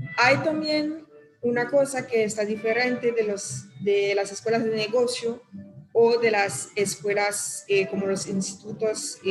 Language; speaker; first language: Spanish; non-native, fluent; French